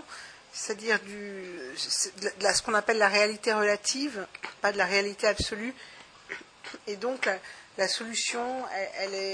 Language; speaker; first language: French; native; French